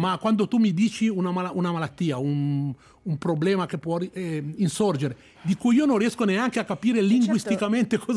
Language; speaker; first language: Italian; native; Italian